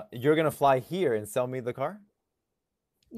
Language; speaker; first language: English; non-native, fluent; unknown